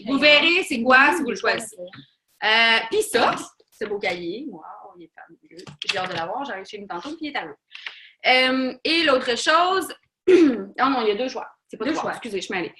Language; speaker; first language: French; native; French